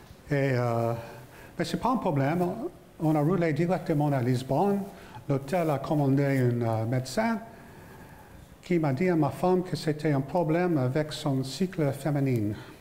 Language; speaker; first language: French; non-native, fluent; English